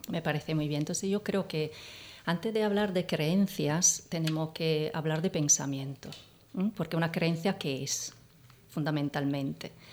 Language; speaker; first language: Spanish; non-native, fluent; Italian